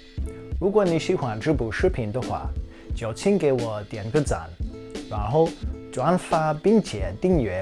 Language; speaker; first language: Chinese; non-native, fluent; English